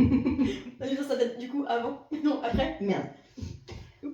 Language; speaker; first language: French; native; French